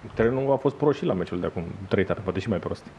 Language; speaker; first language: Romanian; native; Romanian